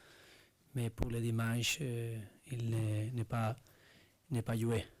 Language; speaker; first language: French; non-native, learner; Spanish